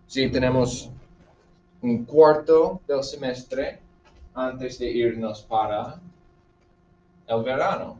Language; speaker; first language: Spanish; non-native, fluent; English